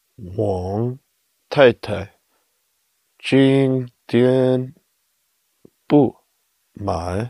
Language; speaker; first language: Chinese; non-native, learner; English